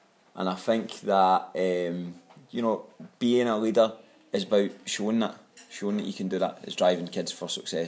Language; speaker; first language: English; native; English